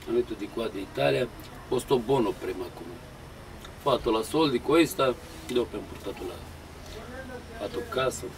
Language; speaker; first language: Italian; non-native, learner; Romanian